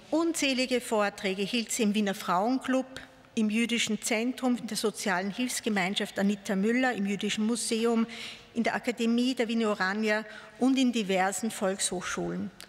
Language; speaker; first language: German; native; German